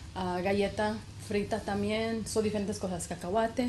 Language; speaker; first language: Spanish; early bilingual, heritage; Spanish